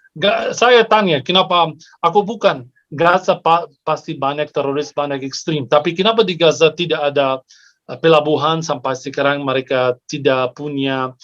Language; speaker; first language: Indonesian; non-native, fluent; Arabic